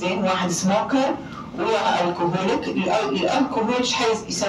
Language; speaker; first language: Arabic; native; Arabic